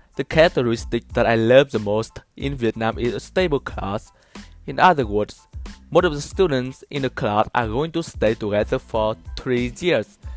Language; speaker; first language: English; non-native, learner; Vietnamese